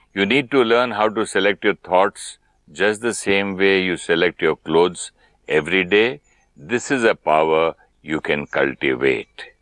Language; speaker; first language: English; non-native, local second language; Hindi